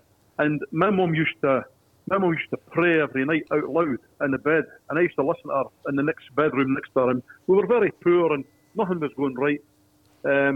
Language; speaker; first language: English; native; English